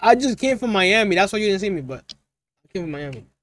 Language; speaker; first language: English; early bilingual, other home language; Spanish